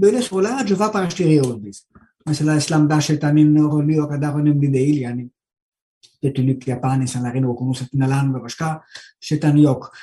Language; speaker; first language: Turkish; non-native, fluent; Greek